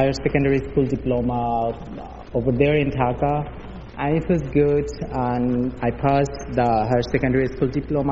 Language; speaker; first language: English; non-native, local second language; Bangla